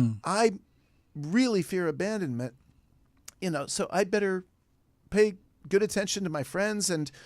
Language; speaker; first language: English; native; English